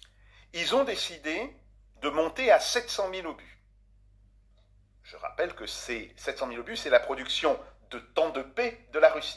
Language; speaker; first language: French; native; French